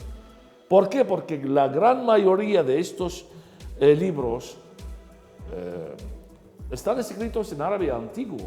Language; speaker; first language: Spanish; non-native, fluent; Arabic